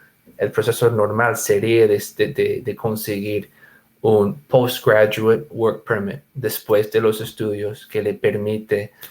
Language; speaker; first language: Spanish; non-native, fluent; English